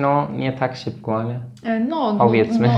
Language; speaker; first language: Polish; non-native, learner; Turkish